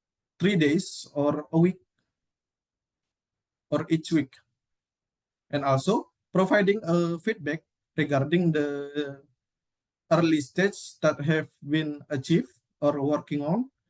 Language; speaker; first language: English; non-native, learner; Indonesian